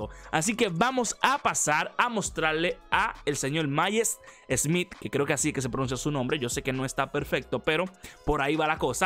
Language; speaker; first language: Spanish; native; Spanish